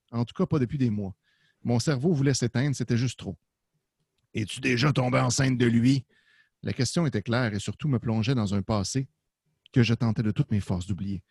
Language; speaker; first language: French; native; French